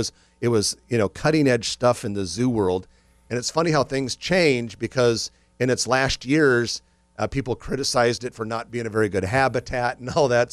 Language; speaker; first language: English; native; English